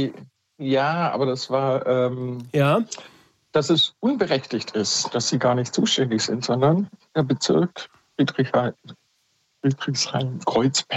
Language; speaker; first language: German; native; German